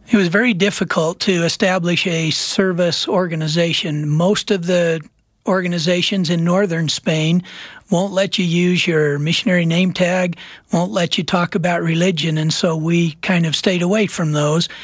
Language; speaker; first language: English; native; English